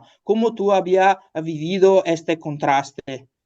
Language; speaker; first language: Spanish; non-native, learner; Italian